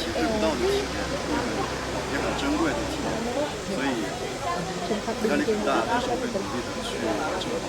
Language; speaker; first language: Chinese; native; Chinese